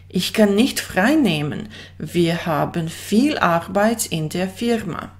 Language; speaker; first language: German; non-native, fluent; Bosnian